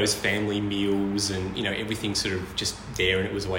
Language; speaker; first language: English; native; English